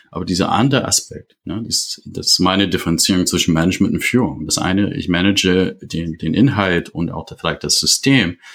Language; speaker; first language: German; non-native, fluent; English